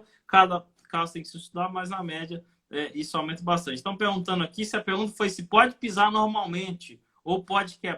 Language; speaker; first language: Portuguese; native; Portuguese